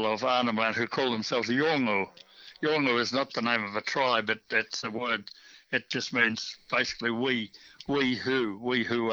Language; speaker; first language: English; native; English